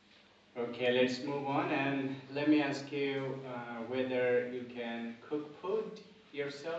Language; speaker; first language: English; non-native, local second language; Bangla